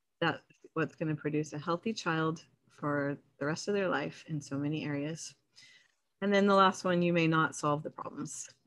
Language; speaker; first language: English; native; English